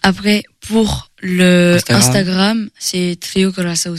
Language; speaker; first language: French; early bilingual, other home language; Portuguese